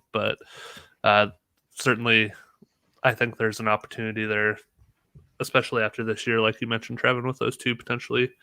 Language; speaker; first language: English; native; English